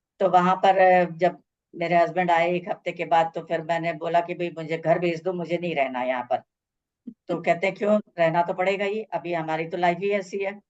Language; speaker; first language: Hindi; native; Hindi